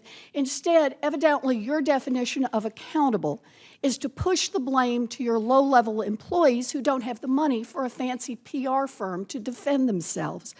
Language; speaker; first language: English; native; English